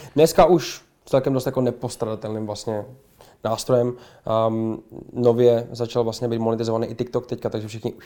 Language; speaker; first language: Czech; native; Czech